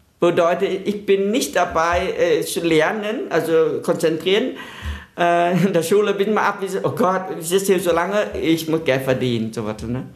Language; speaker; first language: German; non-native, fluent; Vietnamese